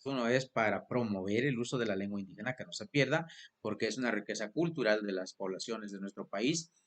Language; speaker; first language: Spanish; native; Spanish